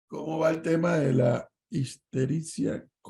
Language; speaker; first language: Spanish; native; Spanish